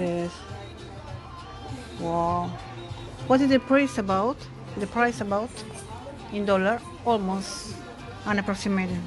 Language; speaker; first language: English; non-native, learner; Spanish